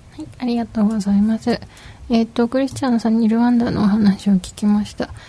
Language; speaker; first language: Japanese; native; Japanese